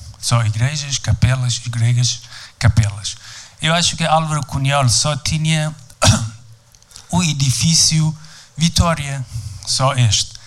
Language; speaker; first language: Portuguese; non-native, fluent; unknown